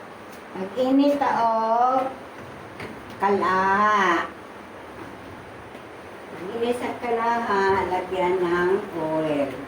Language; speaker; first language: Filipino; non-native, local second language; Cebuano